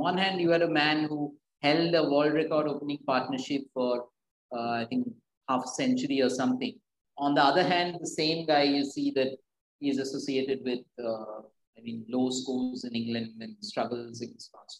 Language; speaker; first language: English; non-native, local second language; Bangla